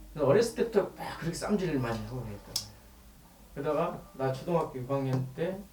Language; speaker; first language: Korean; native; Korean